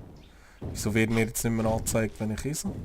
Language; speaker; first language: German; native; German